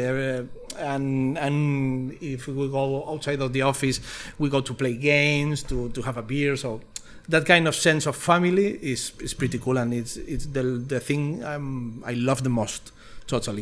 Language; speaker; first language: English; non-native, fluent; Spanish